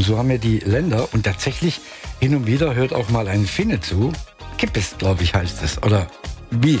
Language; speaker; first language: German; native; German